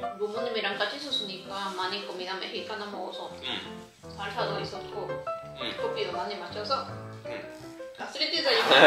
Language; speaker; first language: Spanish; native; Spanish